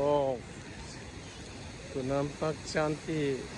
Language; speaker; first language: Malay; non-native, learner; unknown